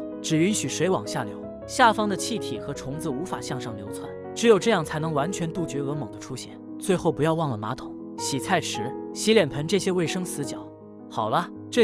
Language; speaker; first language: Chinese; native; Chinese